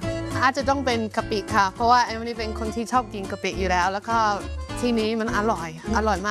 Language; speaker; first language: Thai; non-native, fluent; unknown